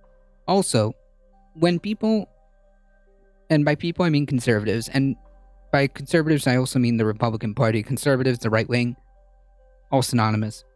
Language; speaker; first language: English; native; English